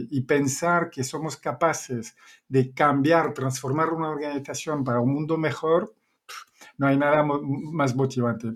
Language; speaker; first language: Spanish; non-native, fluent; French